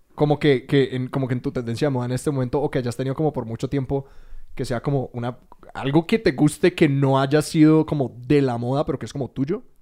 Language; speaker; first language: Spanish; native; Spanish